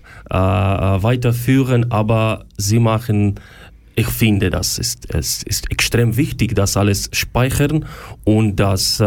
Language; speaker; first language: German; non-native, learner; Ukrainian